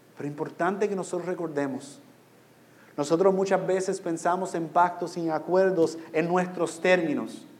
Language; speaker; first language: Spanish; non-native, fluent; English